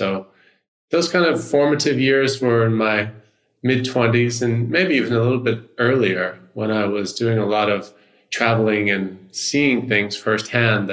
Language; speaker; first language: English; native; English